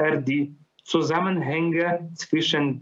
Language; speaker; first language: German; non-native, fluent; Polish